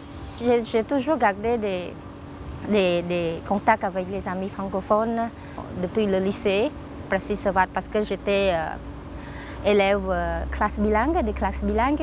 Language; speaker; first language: French; non-native, fluent; Khmer